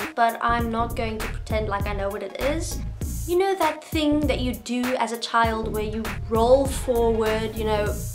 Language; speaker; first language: English; non-native, local second language; Afrikaans